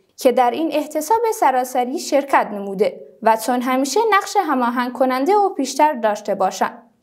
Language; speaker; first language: Persian; non-native, local second language; Kurdish